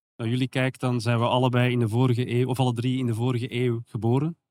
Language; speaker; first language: Dutch; native; Dutch